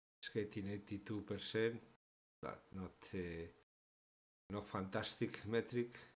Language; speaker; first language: English; non-native, fluent; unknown